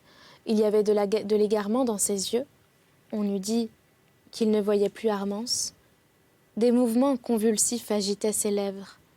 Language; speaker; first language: French; native; French